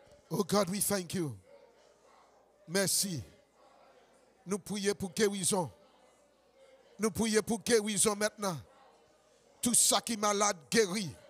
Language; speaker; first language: French; non-native, local second language; Guadeloupean Creole French